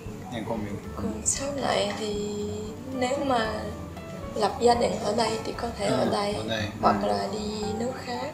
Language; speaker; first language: Vietnamese; non-native, fluent; Japanese